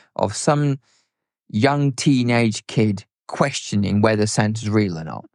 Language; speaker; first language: English; native; English